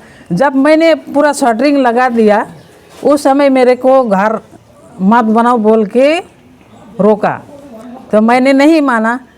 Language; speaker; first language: Hindi; non-native, local second language; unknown